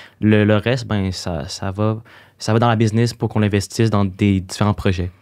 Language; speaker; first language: French; native; French